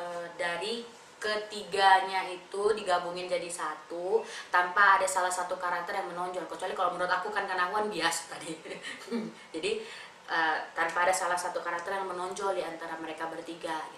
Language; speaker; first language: Indonesian; native; Indonesian